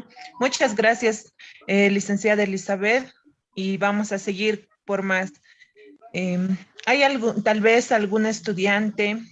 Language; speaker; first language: Spanish; native; Spanish